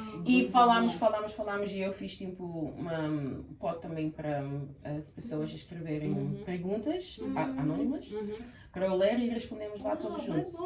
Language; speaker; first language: Portuguese; early bilingual, heritage; Portuguese